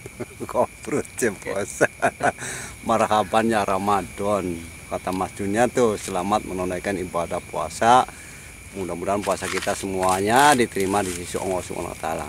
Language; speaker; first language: Indonesian; non-native, local second language; Javanese